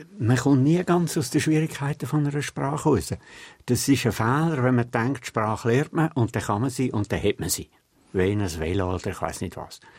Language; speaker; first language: German; native; German